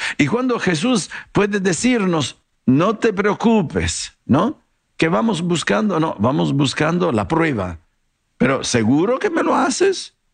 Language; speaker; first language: Spanish; non-native, fluent; Italian